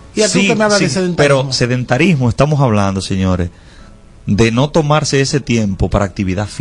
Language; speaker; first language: Spanish; native; Spanish